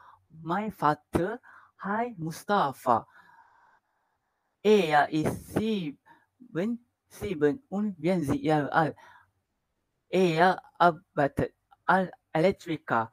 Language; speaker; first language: German; non-native, learner; Malay